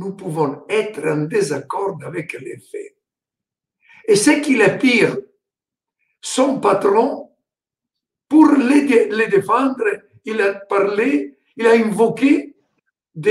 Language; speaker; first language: French; non-native, fluent; Italian